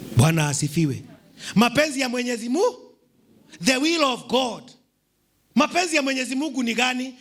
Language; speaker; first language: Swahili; non-native, local second language; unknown